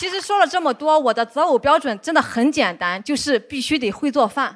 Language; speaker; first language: Chinese; native; Chinese